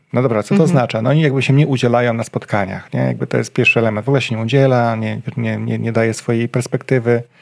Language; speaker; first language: Polish; native; Polish